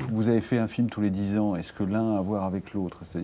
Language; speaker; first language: French; native; French